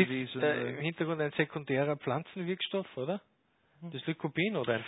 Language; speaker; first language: German; native; German